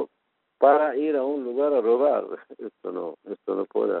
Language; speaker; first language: Spanish; non-native, fluent; Persian